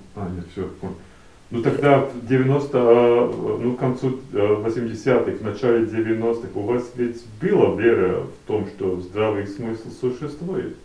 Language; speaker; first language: Russian; non-native, local second language; Latvian